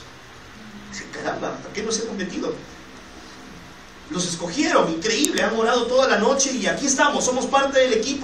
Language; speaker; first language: Spanish; native; Spanish